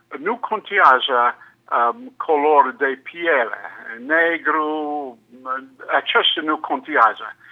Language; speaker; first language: Romanian; non-native, learner; English